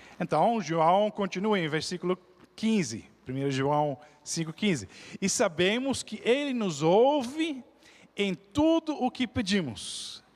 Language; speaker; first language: Portuguese; non-native, fluent; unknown